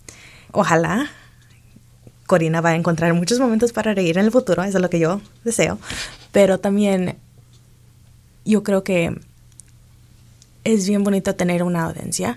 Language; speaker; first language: Spanish; early bilingual, other home language; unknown